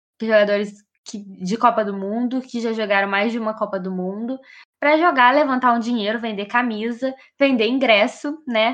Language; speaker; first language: Portuguese; native; Portuguese